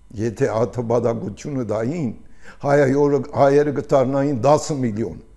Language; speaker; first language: Armenian; early bilingual, heritage; Armenian